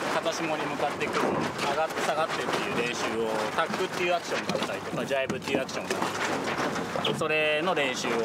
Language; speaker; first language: Japanese; native; Japanese